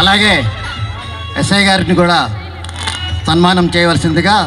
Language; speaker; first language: Telugu; native; Telugu